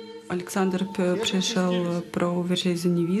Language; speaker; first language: Czech; non-native, fluent; Russian